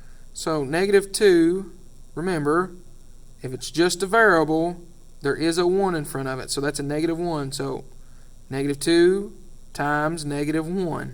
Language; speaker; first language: English; native; English